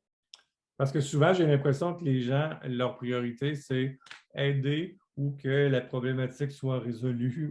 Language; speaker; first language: French; native; French